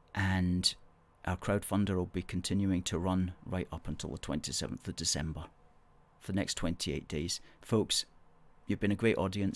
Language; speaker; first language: English; native; English